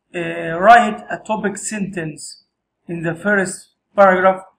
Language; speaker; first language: English; non-native, fluent; Arabic